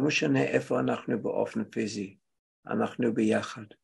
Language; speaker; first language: Hebrew; non-native, fluent; English